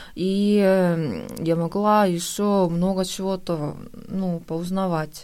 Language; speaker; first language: Russian; non-native, fluent; Korean